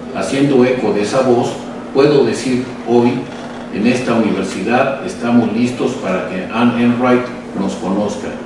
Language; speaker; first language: Spanish; native; Spanish